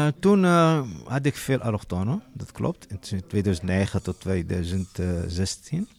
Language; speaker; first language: Dutch; non-native, learner; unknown